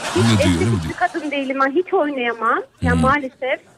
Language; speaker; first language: Turkish; native; Turkish